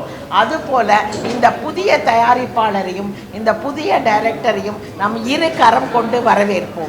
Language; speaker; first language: Tamil; native; Tamil